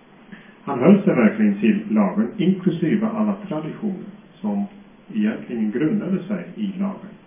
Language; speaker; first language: Swedish; non-native, fluent; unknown